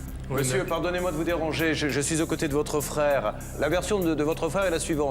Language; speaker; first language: French; native; French